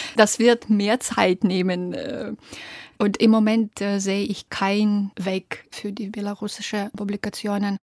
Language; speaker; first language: German; non-native, fluent; Belarusian